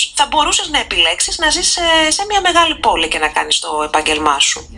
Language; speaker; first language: Greek; native; Greek